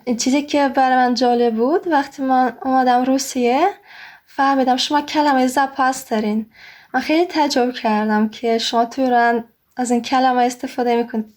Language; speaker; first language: Persian; non-native, fluent; Russian